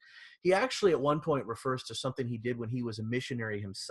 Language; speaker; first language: English; native; English